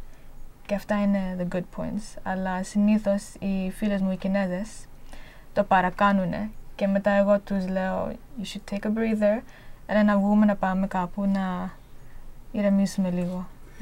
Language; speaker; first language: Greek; early bilingual, heritage; Greek